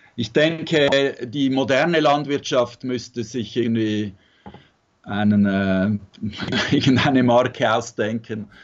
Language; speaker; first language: German; native; German